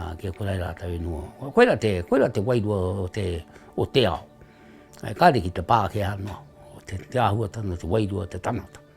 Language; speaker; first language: Māori; native; Māori